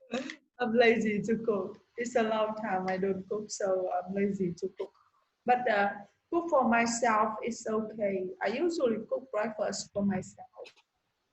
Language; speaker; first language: English; non-native, learner; Vietnamese